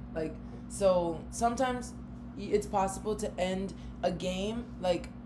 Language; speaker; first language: English; native; English